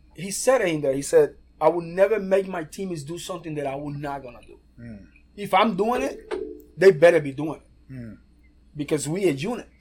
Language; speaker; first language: English; non-native, fluent; Spanish